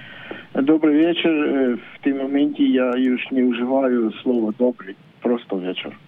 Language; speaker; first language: Polish; non-native, learner; Ukrainian